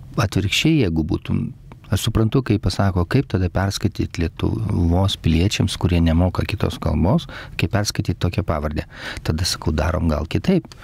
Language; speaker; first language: Lithuanian; native; Lithuanian